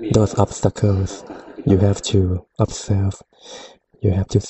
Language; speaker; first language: English; non-native, fluent; Thai